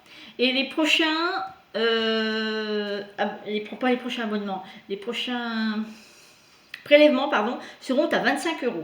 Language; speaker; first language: French; native; French